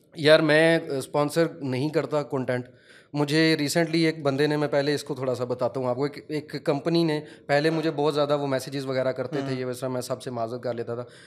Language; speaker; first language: Urdu; non-native, local second language; Punjabi